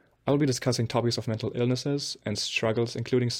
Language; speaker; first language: English; non-native, fluent; German